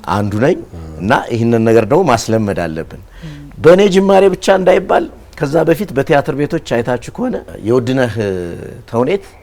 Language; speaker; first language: Amharic; native; Amharic